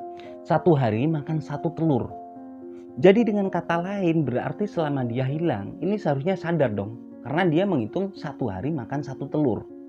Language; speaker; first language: Indonesian; native; Indonesian